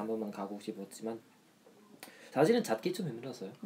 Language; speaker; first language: Korean; non-native, learner; German